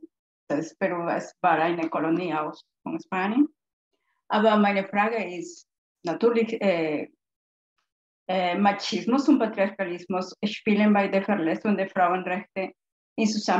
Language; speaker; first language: German; non-native, learner; Spanish